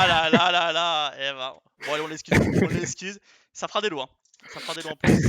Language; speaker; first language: French; native; French